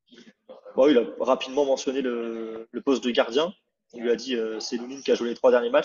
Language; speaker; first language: French; native; French